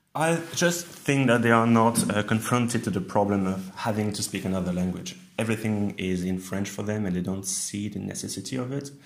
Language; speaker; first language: English; non-native, fluent; French